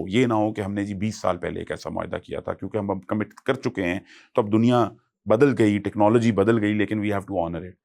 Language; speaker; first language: Urdu; native; Urdu